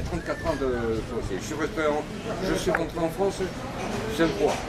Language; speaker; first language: French; native; French